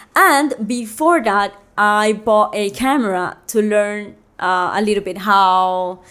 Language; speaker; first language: English; non-native, fluent; Spanish